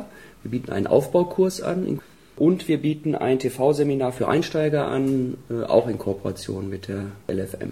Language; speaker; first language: German; native; German